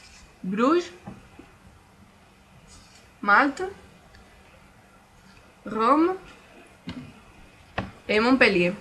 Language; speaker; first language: French; non-native, learner; Spanish